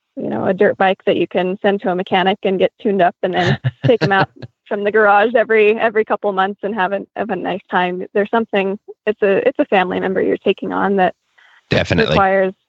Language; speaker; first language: English; native; English